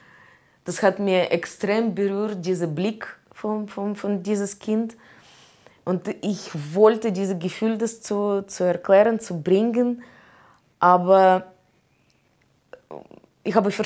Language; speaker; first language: German; non-native, learner; Russian